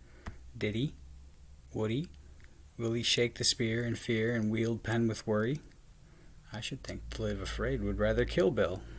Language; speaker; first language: English; native; English